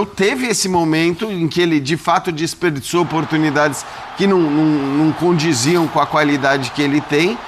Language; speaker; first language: Portuguese; native; Portuguese